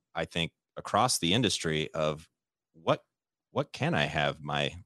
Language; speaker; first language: English; native; English